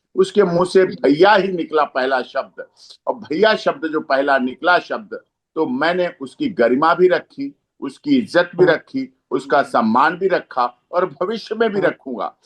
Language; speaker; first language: Hindi; native; Hindi